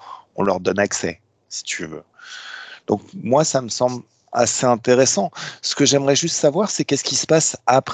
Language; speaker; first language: French; native; French